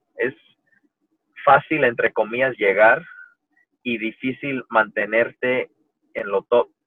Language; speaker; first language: Spanish; early bilingual, heritage; Spanish